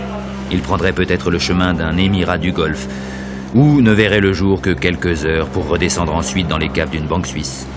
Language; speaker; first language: French; native; French